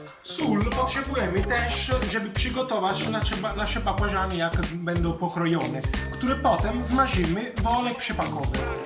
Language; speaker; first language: Polish; non-native, learner; Italian